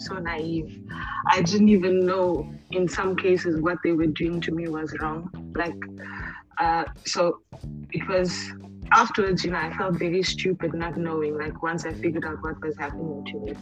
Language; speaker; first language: English; native; English